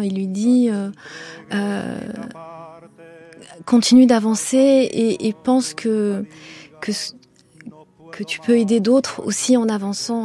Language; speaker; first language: French; non-native, local second language; Kinyarwanda